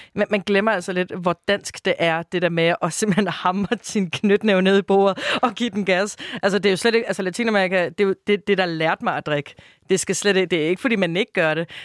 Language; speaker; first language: Danish; non-native, fluent; Spanish